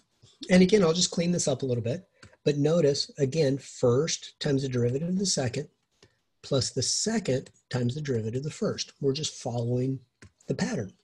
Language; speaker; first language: English; native; English